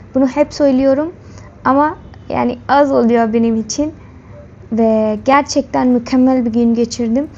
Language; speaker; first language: Turkish; non-native, learner; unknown